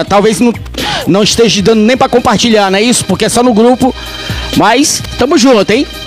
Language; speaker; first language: Portuguese; native; Portuguese